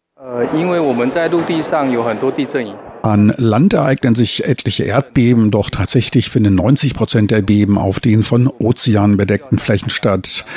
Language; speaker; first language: German; native; German